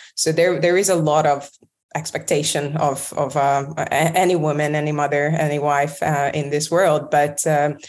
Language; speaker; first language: English; non-native, fluent; Hungarian